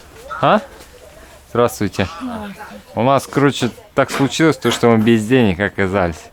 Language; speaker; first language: Russian; non-native, local second language; Kazakh